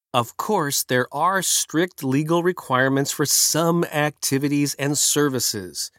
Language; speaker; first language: English; native; English